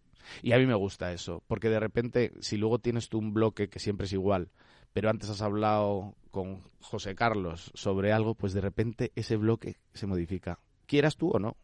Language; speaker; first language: Spanish; native; Spanish